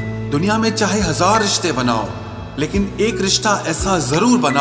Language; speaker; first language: Hindi; native; Hindi